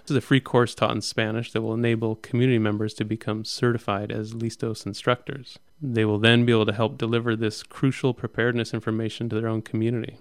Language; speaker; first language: English; native; English